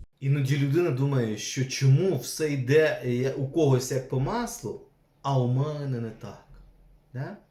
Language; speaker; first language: Ukrainian; non-native, local second language; Russian